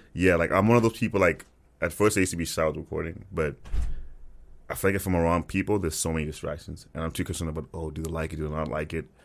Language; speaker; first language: English; non-native, local second language; Tswana